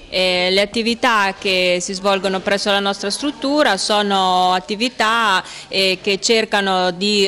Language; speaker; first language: Italian; native; Italian